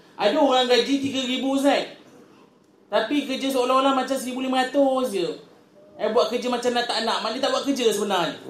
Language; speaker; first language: Malay; native; Malay